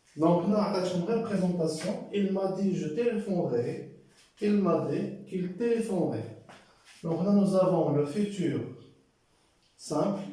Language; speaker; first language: French; non-native, local second language; Arabic